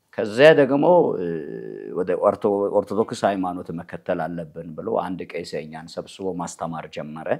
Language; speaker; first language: Amharic; non-native, local second language; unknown